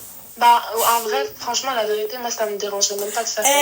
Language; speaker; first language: French; native; French